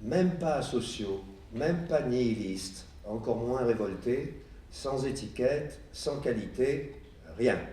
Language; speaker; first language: French; native; French